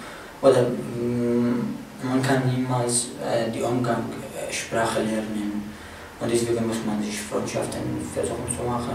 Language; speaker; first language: German; non-native, fluent; Arabic